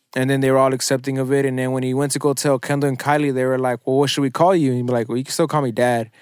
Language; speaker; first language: English; early bilingual, other home language; Spanish